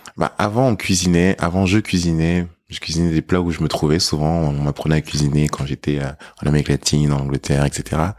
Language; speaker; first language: French; early bilingual, other home language; English